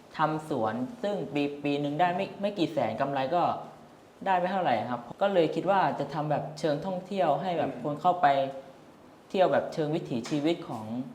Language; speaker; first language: Thai; non-native, local second language; Hmong